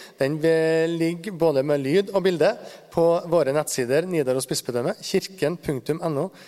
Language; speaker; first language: Norwegian; native; Norwegian